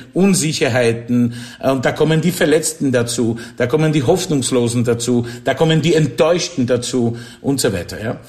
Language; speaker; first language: German; non-native, fluent; Polish